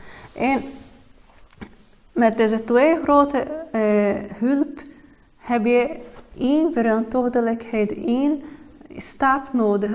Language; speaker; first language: Dutch; non-native, fluent; Portuguese